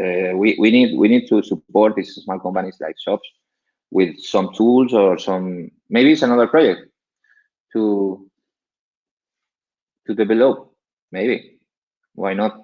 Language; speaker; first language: English; non-native, learner; Spanish